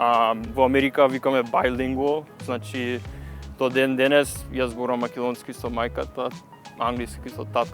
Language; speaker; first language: Macedonian; early bilingual, heritage; Macedonian